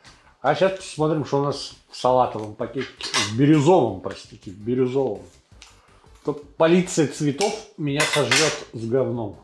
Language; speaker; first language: Russian; native; Russian